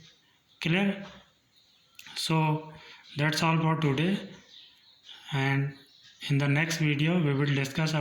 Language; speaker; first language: English; non-native, local second language; Hindi